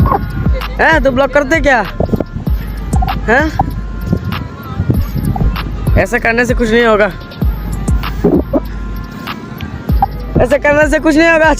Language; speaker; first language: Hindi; non-native, learner; Bangla